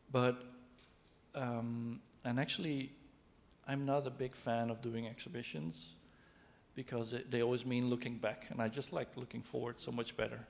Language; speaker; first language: English; non-native, fluent; Dutch